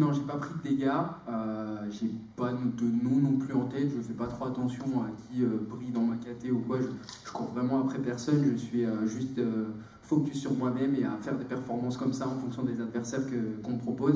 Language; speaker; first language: French; native; French